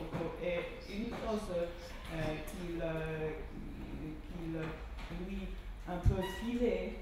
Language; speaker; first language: French; non-native, fluent; Polish